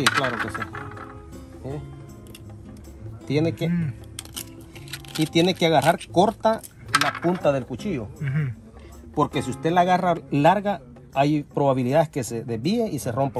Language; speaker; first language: Spanish; native; Spanish